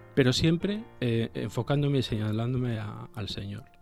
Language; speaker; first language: Spanish; native; Spanish